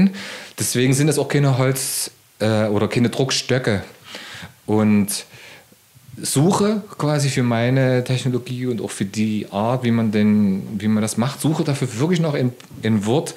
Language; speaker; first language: German; native; German